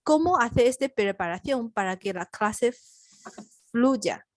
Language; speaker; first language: Spanish; non-native, learner; Chinese